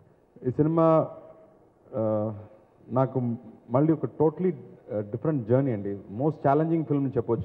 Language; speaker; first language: Telugu; non-native, learner; Tamil